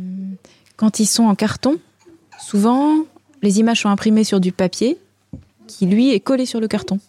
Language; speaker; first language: French; native; French